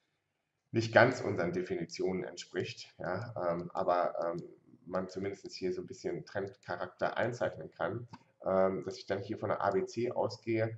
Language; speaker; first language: German; native; German